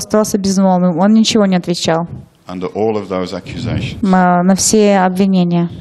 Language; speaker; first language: Russian; native; Russian